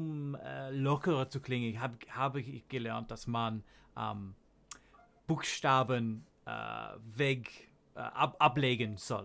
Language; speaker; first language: German; non-native, learner; English